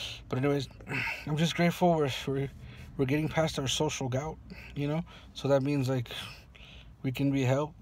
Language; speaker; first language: English; early bilingual, other home language; Spanish